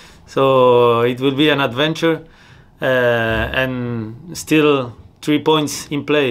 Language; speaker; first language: English; non-native, fluent; Spanish